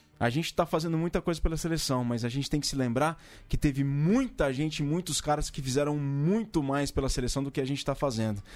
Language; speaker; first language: Portuguese; native; Portuguese